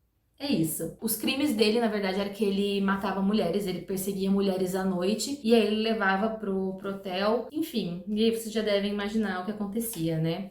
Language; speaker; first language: Portuguese; native; Portuguese